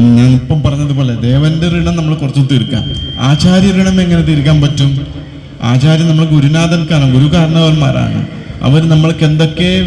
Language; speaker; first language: Malayalam; non-native, local second language; Kannada